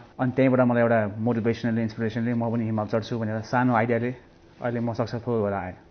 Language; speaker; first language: Nepali; early bilingual, heritage; Nepali